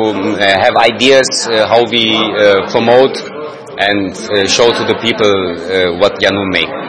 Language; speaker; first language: English; non-native, learner; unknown